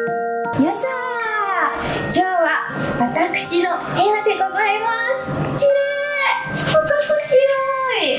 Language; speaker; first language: Japanese; non-native, fluent; Italian